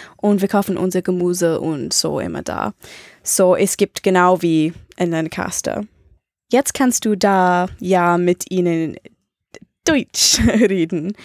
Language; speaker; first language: German; non-native, learner; English